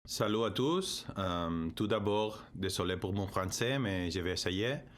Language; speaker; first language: French; non-native, learner; Spanish